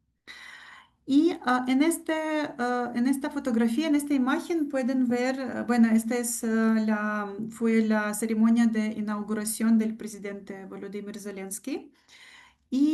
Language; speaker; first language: Spanish; non-native, fluent; Ukrainian